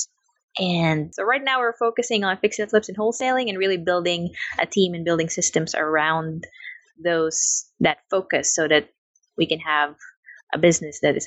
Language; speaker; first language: English; non-native, local second language; Filipino